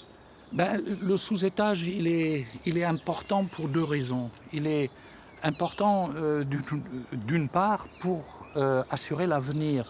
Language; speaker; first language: French; native; French